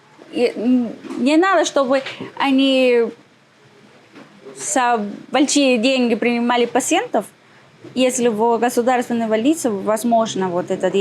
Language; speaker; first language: Russian; non-native, learner; Spanish